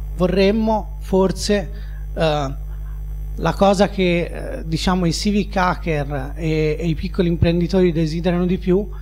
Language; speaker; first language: Italian; native; Italian